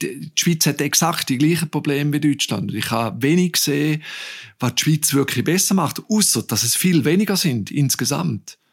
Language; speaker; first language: German; native; German